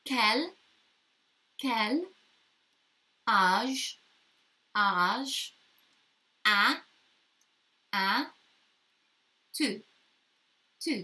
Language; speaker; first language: French; non-native, learner; English